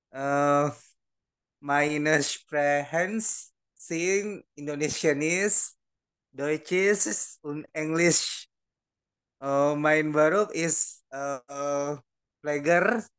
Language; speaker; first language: German; non-native, learner; Indonesian